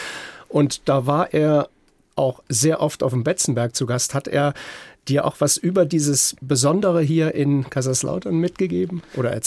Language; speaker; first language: German; native; German